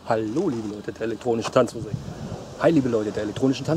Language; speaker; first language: German; native; German